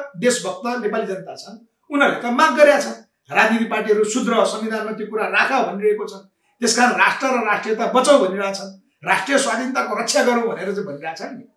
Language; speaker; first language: Nepali; native; Nepali